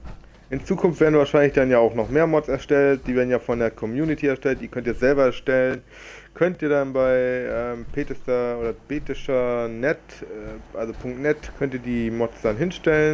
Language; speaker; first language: German; native; German